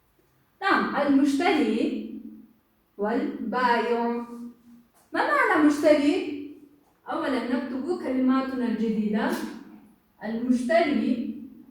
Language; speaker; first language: Arabic; non-native, fluent; Kyrgyz